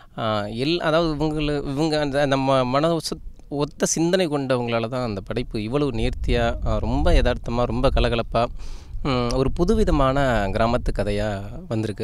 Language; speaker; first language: Tamil; native; Tamil